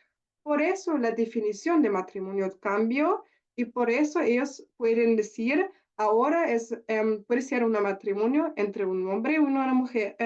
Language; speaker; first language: Spanish; non-native, learner; German